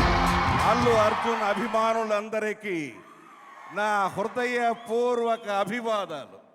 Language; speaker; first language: Telugu; native; Telugu